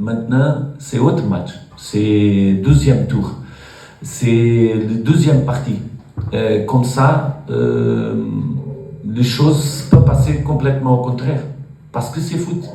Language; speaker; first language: French; non-native, learner; Portuguese